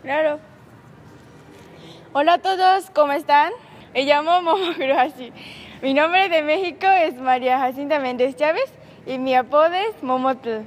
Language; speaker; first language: Spanish; non-native, learner; Japanese